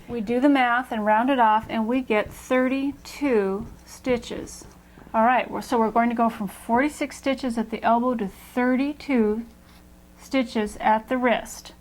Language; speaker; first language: English; native; English